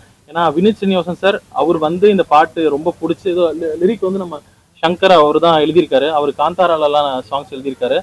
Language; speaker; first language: Tamil; native; Tamil